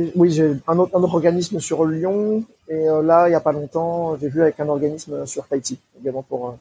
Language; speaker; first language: French; native; French